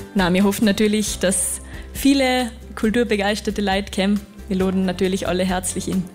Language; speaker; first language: German; native; German